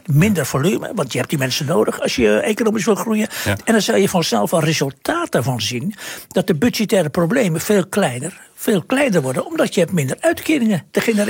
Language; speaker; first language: Dutch; native; Dutch